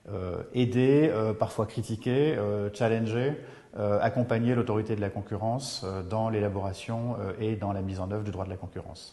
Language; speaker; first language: French; native; French